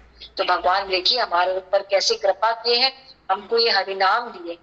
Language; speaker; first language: Hindi; native; Hindi